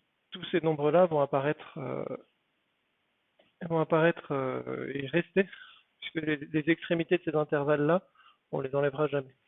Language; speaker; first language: French; native; French